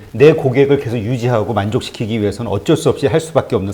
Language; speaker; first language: Korean; native; Korean